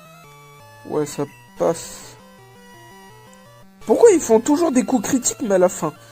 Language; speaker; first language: French; native; French